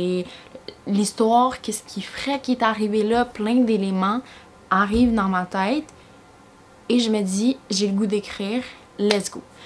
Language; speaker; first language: French; native; French